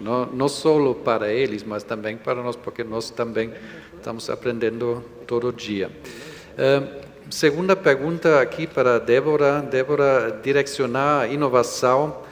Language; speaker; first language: Portuguese; non-native, fluent; German